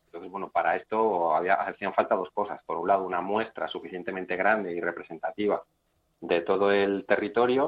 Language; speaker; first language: Spanish; native; Spanish